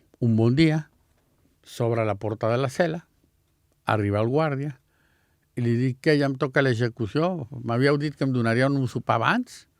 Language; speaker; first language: Catalan; non-native, fluent; Spanish